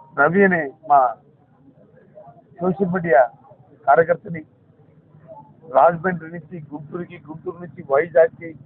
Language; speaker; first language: Telugu; native; Telugu